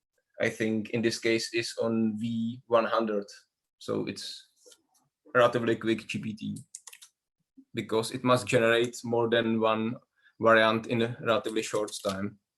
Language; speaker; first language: English; non-native, learner; Czech